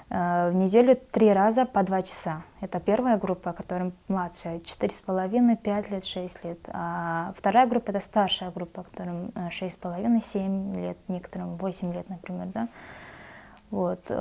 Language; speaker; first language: Russian; non-native, local second language; Kyrgyz